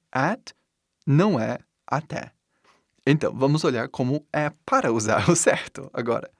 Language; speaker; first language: Portuguese; non-native, fluent; English